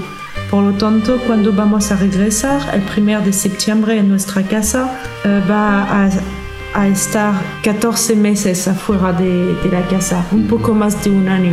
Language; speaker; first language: Spanish; non-native, fluent; French